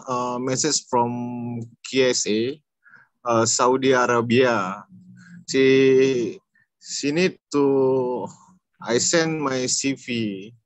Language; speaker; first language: English; non-native, learner; Indonesian